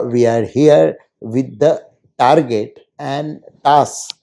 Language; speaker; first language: English; non-native, local second language; Hindi